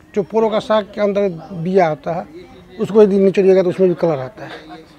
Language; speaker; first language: Hindi; native; Hindi